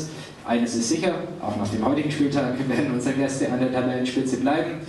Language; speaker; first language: German; native; German